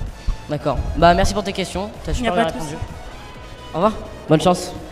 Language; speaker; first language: French; native; French